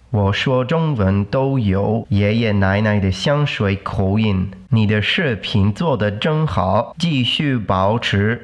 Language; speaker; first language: Chinese; non-native, learner; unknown